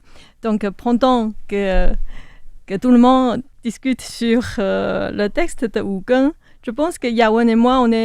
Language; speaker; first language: French; non-native, fluent; Chinese